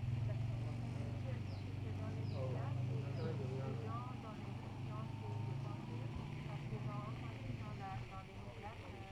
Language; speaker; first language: French; non-native, fluent; German